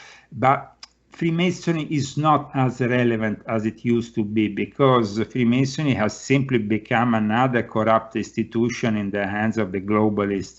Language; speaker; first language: English; non-native, fluent; Italian